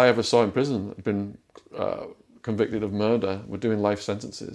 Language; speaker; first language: English; native; English